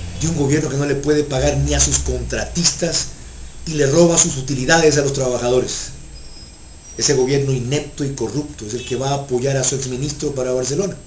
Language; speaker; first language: Spanish; native; Spanish